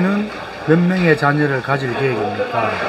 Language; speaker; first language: Korean; native; Korean